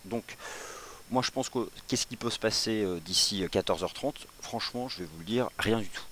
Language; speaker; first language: French; native; French